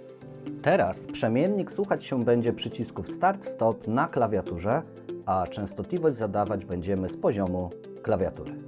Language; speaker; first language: Polish; native; Polish